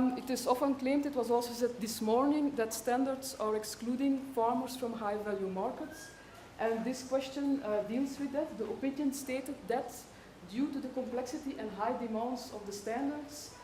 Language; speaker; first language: English; non-native, fluent; Dutch